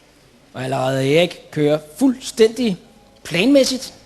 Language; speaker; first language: Danish; native; Danish